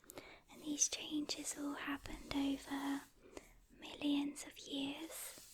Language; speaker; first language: English; native; English